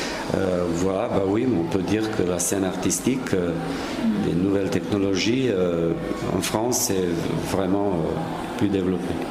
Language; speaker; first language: French; non-native, fluent; Serbian